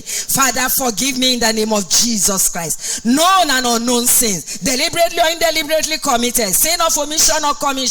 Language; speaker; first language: English; non-native, local second language; Yoruba